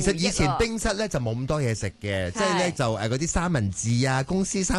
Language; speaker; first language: Cantonese; native; Cantonese